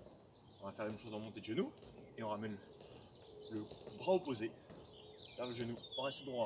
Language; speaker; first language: French; native; French